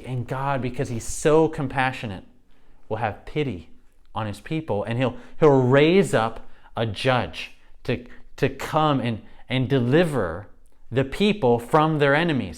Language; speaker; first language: English; native; English